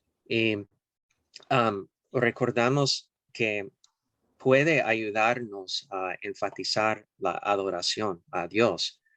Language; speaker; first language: Spanish; non-native, fluent; English